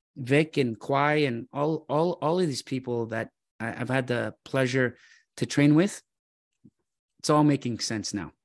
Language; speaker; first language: English; native; English